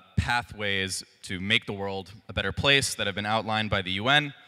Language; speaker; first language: English; native; English